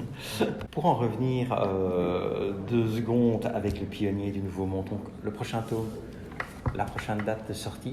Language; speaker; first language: French; native; French